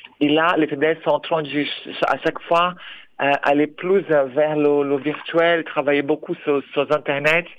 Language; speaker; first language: French; non-native, fluent; Portuguese